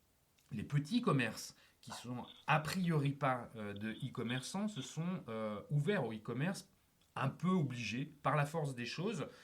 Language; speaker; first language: French; native; French